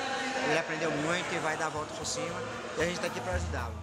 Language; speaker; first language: Portuguese; native; Portuguese